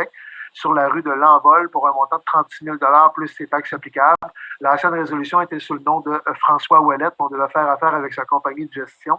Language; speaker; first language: French; native; French